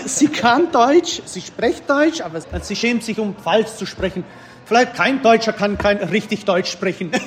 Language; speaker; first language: German; early bilingual, heritage; German